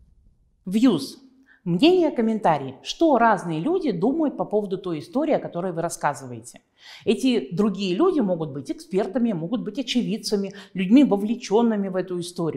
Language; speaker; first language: Russian; native; Russian